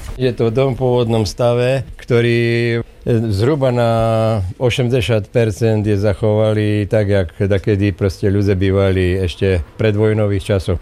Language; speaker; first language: Slovak; native; Slovak